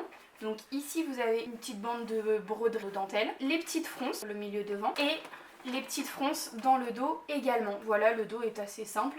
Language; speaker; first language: French; native; French